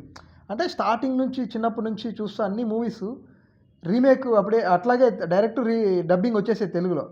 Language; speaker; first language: Telugu; native; Telugu